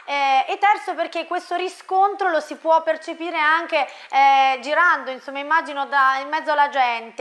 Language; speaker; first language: Italian; native; Italian